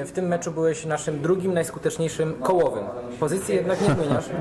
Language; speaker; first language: Polish; native; Polish